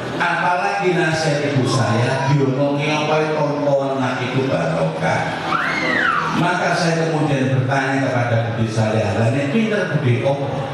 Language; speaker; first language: Indonesian; native; Indonesian